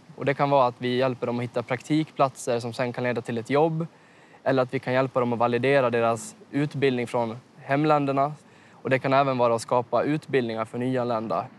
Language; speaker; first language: Swedish; native; Swedish